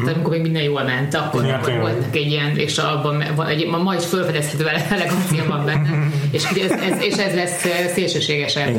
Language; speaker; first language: Hungarian; native; Hungarian